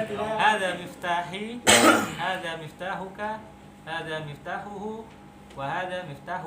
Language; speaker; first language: Arabic; non-native, learner; Indonesian